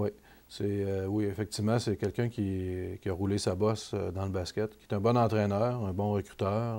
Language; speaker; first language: French; native; French